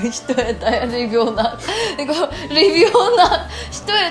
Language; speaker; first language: Russian; non-native, learner; Korean